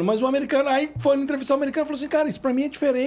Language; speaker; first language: Portuguese; native; Portuguese